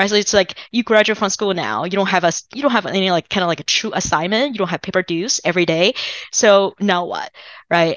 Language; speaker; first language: English; non-native, fluent; Chinese